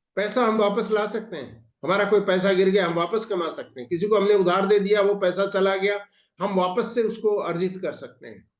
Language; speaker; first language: Hindi; native; Hindi